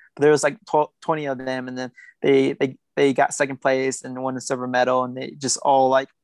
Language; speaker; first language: English; native; English